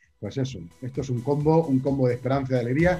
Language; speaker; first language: Spanish; native; Spanish